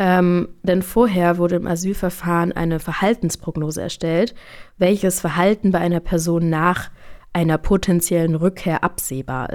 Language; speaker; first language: German; native; German